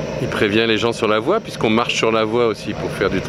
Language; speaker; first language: French; native; French